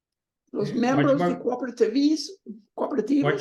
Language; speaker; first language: Spanish; non-native, learner; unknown